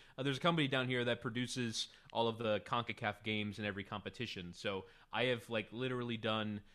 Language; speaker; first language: English; early bilingual, other home language; Spanish